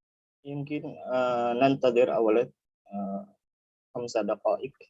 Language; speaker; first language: Arabic; non-native, fluent; Indonesian